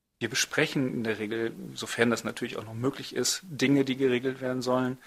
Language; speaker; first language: German; native; German